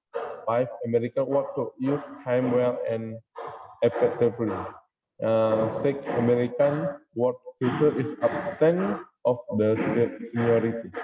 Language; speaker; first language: English; non-native, learner; Indonesian